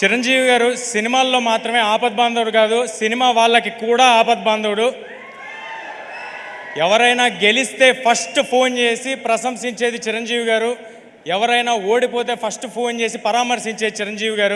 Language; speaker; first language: Telugu; native; Telugu